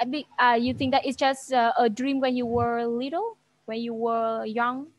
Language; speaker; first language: English; non-native, fluent; Vietnamese